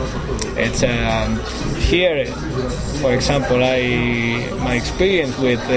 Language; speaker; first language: English; non-native, learner; Spanish